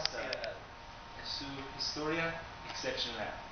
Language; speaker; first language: Spanish; non-native, learner; English